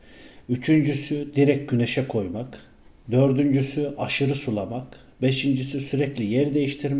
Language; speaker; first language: Turkish; native; Turkish